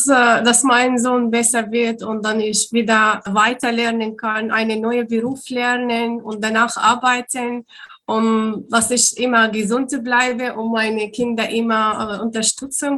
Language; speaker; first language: German; non-native, learner; Arabic